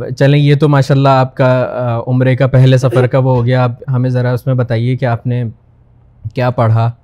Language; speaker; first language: Urdu; native; Urdu